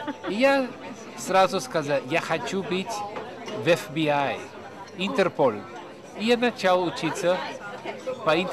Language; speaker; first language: Russian; early bilingual, heritage; Russian